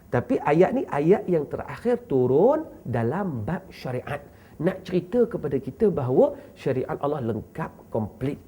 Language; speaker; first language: Malay; native; Malay